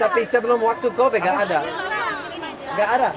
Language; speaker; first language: Indonesian; non-native, learner; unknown